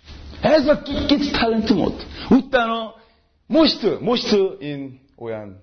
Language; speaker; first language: Hungarian; non-native, learner; Korean